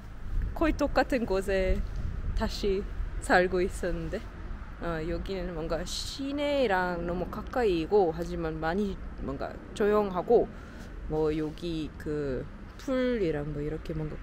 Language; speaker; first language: Korean; non-native, learner; German